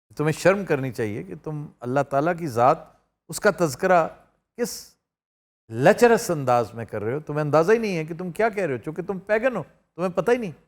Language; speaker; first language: Urdu; non-native, local second language; Punjabi